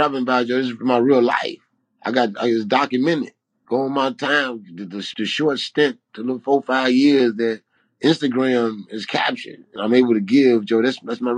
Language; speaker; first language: English; native; English